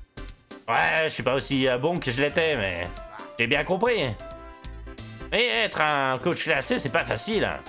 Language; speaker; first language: French; native; French